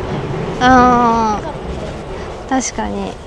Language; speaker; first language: Japanese; native; Japanese